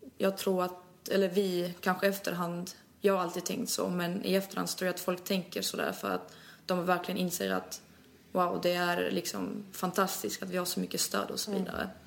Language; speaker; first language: Swedish; early bilingual, other home language; Albanian